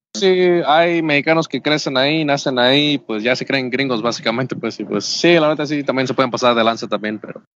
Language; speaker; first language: Spanish; native; Spanish